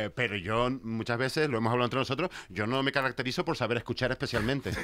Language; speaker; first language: Spanish; native; Spanish